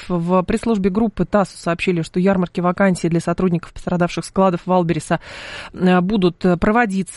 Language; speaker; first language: Russian; native; Russian